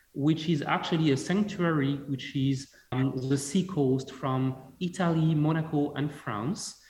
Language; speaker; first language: English; non-native, fluent; French